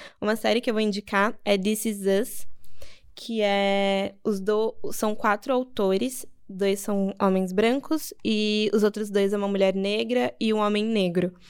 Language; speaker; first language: Portuguese; native; Portuguese